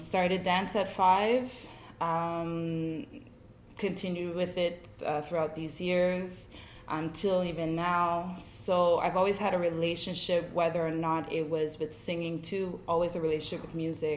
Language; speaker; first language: English; native; English